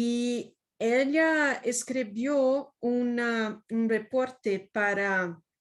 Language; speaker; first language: Spanish; non-native, fluent; Portuguese